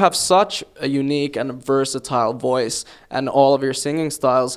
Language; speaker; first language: English; non-native, fluent; Finnish